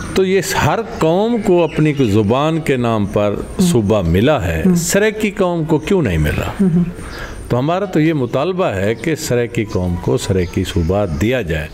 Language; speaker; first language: Urdu; non-native, local second language; Saraiki